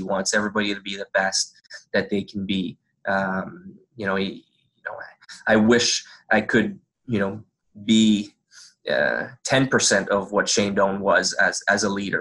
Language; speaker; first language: English; non-native, fluent; French